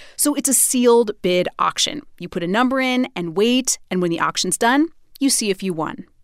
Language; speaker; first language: English; native; English